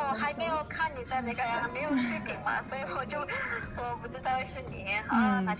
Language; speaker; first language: Chinese; non-native, fluent; Mongolian